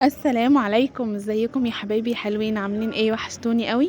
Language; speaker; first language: Arabic; native; Arabic